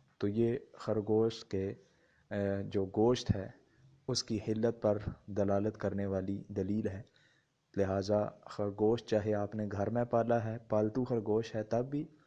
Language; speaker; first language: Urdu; non-native, local second language; Punjabi